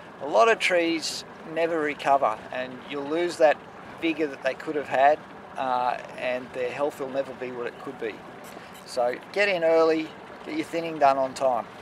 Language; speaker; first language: English; native; English